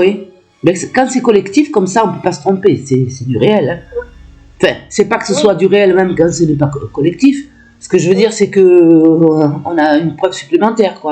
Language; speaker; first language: French; native; French